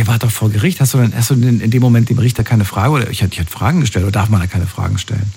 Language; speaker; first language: German; native; German